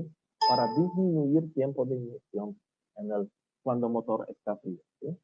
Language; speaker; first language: Spanish; non-native, learner; Polish